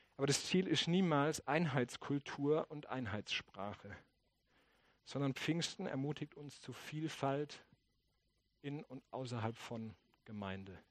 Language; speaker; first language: German; native; German